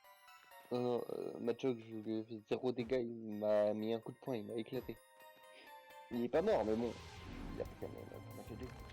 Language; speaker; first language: French; native; French